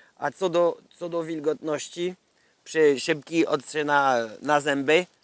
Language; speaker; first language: Polish; non-native, learner; French